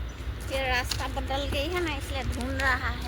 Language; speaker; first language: Hindi; non-native, local second language; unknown